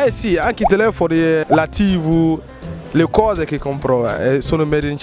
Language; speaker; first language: Italian; non-native, fluent; Chinese